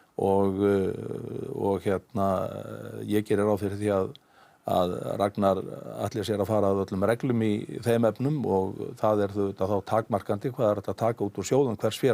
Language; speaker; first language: Icelandic; native; Icelandic